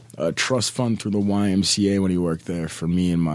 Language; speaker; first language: English; native; English